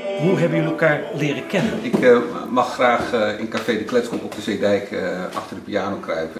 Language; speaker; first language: Dutch; native; Dutch